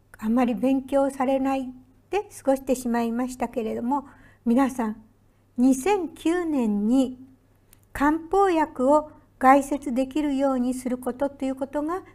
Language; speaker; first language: Japanese; native; Japanese